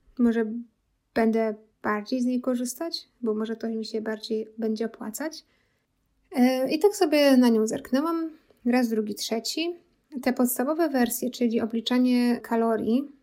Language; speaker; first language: Polish; native; Polish